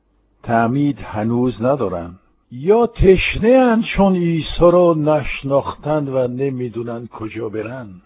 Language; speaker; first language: Persian; non-native, fluent; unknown